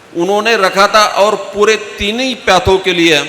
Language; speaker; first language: Hindi; non-native, local second language; Marathi